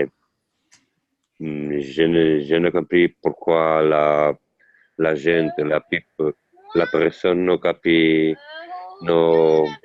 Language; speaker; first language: French; non-native, learner; Italian